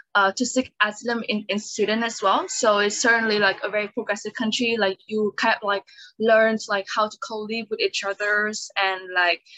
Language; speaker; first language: English; non-native, fluent; Vietnamese